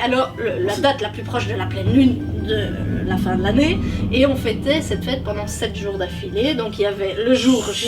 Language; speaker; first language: French; native; French